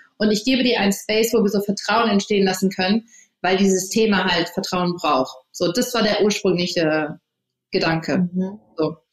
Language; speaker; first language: German; early bilingual, other home language; English